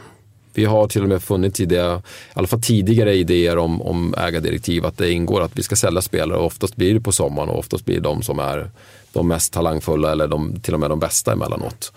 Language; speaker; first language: Swedish; native; Swedish